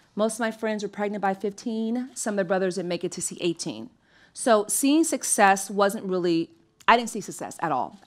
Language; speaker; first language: English; native; English